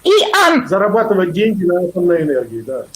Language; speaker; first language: Russian; native; Russian